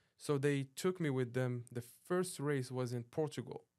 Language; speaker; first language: English; non-native, fluent; Arabic